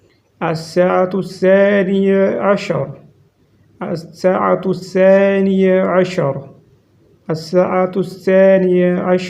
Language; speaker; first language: Arabic; non-native, fluent; Urdu